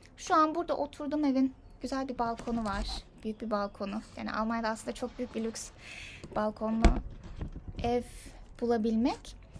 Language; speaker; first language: Turkish; native; Turkish